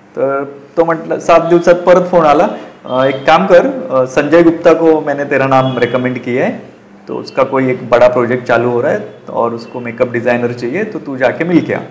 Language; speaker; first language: Hindi; non-native, local second language; Marathi